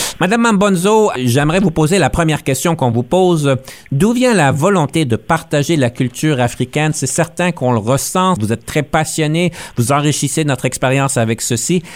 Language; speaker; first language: French; native; French